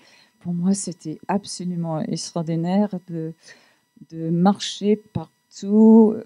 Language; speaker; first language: French; non-native, fluent; English